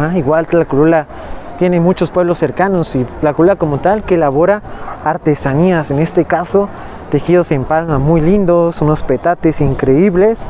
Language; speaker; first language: Spanish; native; Spanish